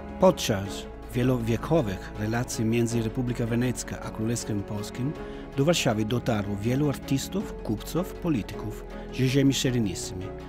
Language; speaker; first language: Polish; non-native, fluent; Italian